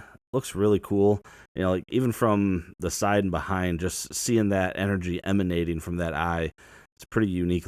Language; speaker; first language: English; native; English